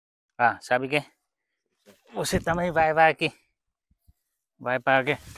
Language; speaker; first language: Portuguese; non-native, learner; Vietnamese